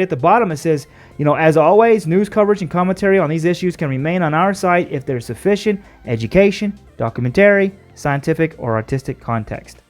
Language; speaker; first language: English; native; English